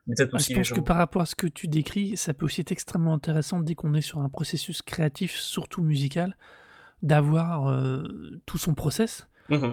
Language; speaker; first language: French; native; French